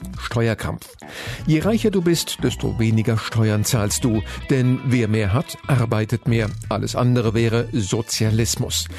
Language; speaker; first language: German; native; German